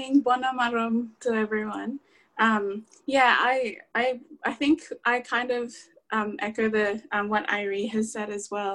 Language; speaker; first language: English; non-native, fluent; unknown